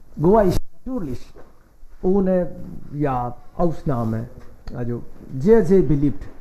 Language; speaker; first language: German; non-native, fluent; Hindi